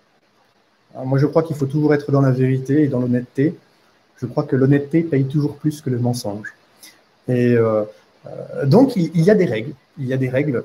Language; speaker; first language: French; native; French